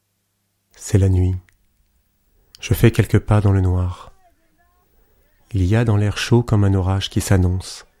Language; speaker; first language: French; native; French